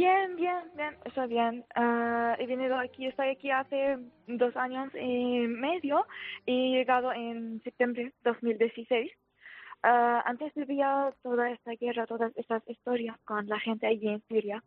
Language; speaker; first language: Spanish; non-native, fluent; Arabic